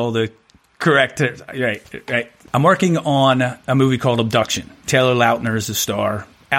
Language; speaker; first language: English; native; English